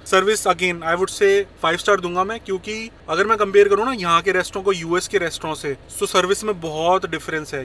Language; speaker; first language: Hindi; native; Hindi